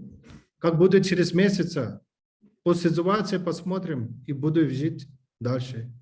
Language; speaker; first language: Russian; non-native, learner; English